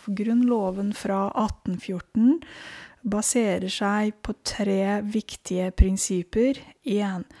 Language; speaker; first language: Norwegian; non-native, fluent; Romanian